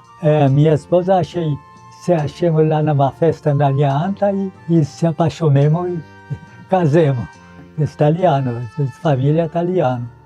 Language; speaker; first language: Portuguese; non-native, local second language; Polish